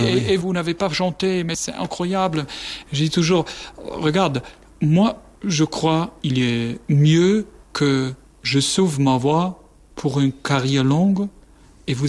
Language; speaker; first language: French; non-native, fluent; German